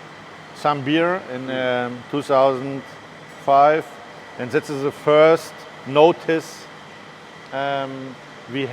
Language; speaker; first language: English; non-native, learner; German